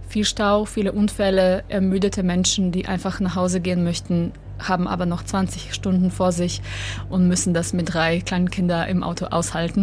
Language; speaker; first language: German; non-native, fluent; Croatian